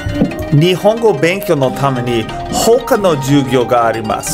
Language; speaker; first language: Japanese; non-native, learner; English